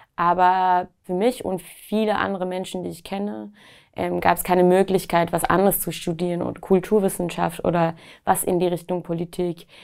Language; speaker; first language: German; non-native, fluent; Persian